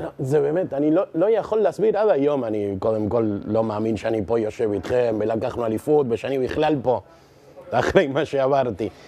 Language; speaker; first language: Hebrew; non-native, fluent; Spanish